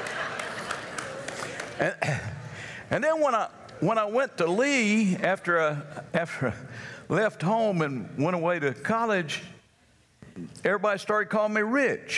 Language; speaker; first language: English; native; English